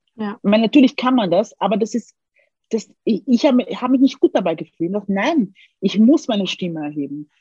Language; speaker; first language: German; early bilingual, other home language; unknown